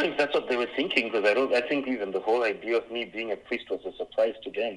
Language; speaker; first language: English; non-native, local second language; Shona